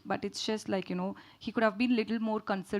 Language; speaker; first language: Telugu; non-native, learner; Tamil